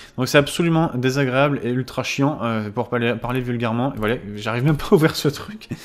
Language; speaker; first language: French; native; French